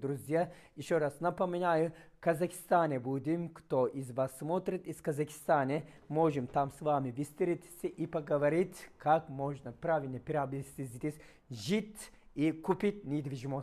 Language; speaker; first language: Russian; non-native, fluent; Turkish